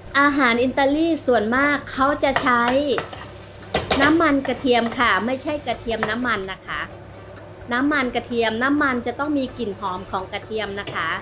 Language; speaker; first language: Thai; native; Thai